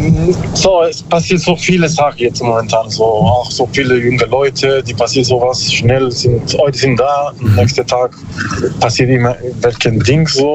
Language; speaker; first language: German; non-native, learner; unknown